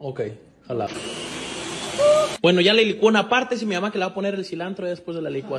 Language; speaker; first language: Spanish; native; Spanish